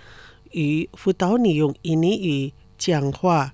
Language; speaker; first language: Chinese; non-native, fluent; Indonesian